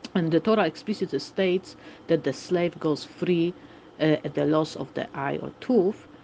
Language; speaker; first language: English; non-native, fluent; Polish